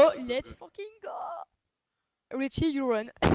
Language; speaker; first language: English; non-native, learner; French